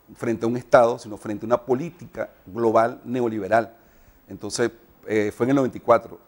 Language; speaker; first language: Spanish; native; Spanish